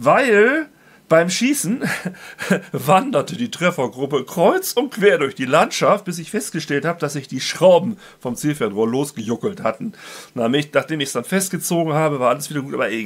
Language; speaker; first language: German; native; German